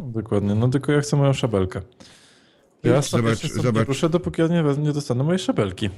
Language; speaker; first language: Polish; native; Polish